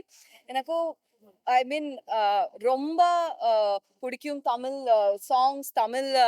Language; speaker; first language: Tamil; non-native, learner; Malayalam